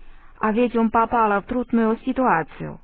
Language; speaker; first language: Russian; non-native, fluent; Chinese